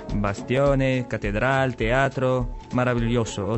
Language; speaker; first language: Italian; non-native, learner; Arabic